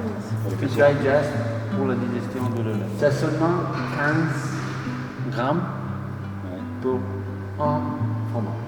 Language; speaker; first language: French; non-native, learner; Italian